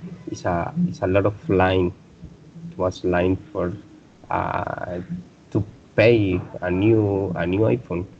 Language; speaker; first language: English; non-native, learner; Spanish